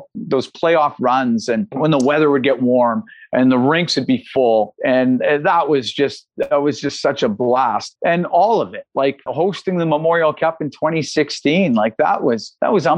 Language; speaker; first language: English; native; English